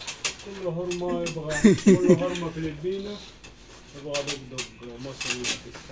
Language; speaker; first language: Arabic; non-native, learner; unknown